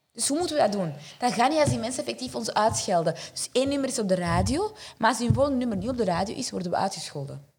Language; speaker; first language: Dutch; early bilingual, other home language; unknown